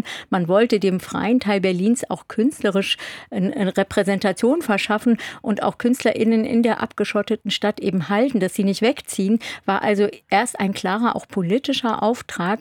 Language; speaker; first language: German; native; German